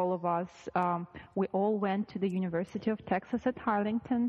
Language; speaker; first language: English; non-native, fluent; Russian